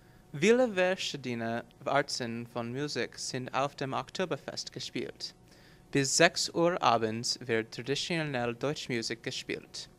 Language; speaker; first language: German; non-native, learner; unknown